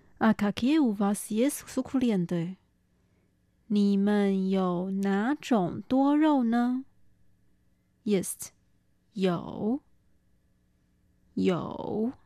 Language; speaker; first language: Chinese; non-native, fluent; Russian